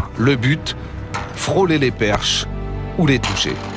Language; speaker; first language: French; native; French